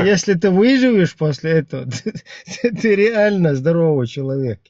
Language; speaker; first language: Russian; native; Russian